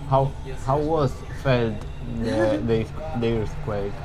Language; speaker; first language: English; non-native, learner; Spanish